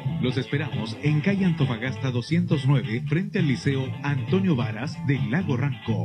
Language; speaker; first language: Spanish; native; Spanish